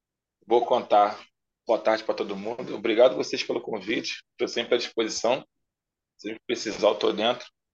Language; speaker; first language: Portuguese; native; Portuguese